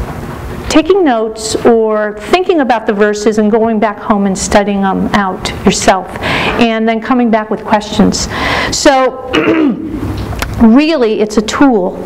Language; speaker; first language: English; native; English